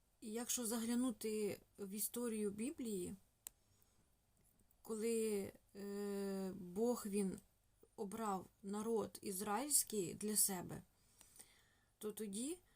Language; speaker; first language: Ukrainian; non-native, local second language; Russian